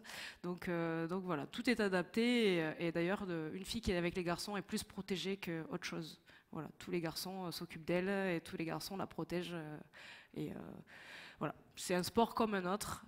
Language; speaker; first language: French; native; French